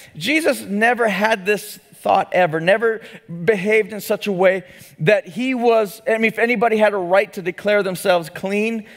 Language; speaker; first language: English; native; English